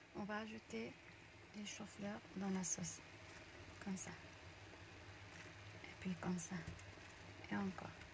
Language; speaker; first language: French; non-native, local second language; Arabic